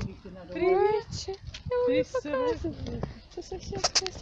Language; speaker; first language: Russian; native; Russian